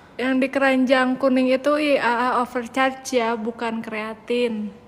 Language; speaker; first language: Indonesian; native; Indonesian